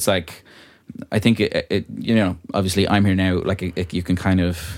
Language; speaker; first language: English; native; English